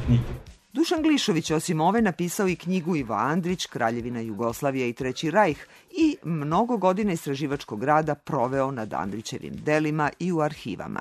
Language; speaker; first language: Serbian; native; Serbian